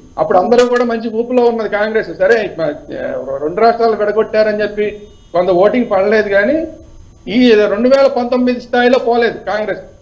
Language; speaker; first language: Telugu; native; Telugu